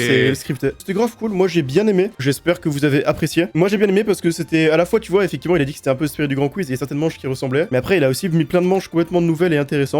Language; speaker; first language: French; native; French